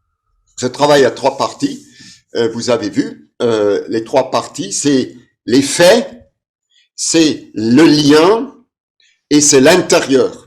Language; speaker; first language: French; non-native, fluent; German